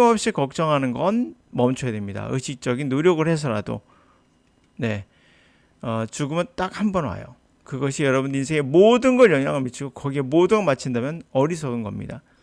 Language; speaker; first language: Korean; native; Korean